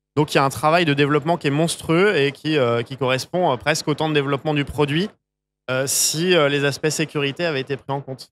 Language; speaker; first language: French; native; French